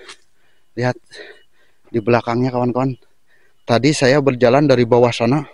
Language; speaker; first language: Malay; non-native, local second language; Sundanese